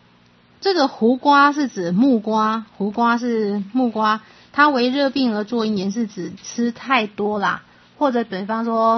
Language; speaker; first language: Chinese; native; Chinese